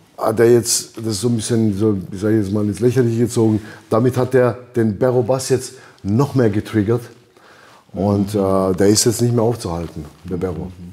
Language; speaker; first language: German; early bilingual, other home language; Albanian